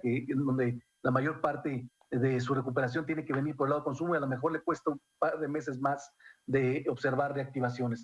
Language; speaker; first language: Spanish; native; Spanish